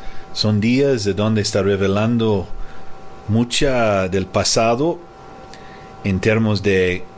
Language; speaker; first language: Spanish; non-native, fluent; English